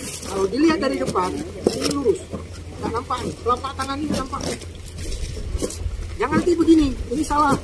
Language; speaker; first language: Indonesian; native; Indonesian